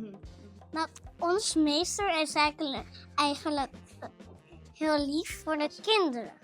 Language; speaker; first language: Dutch; early bilingual, other home language; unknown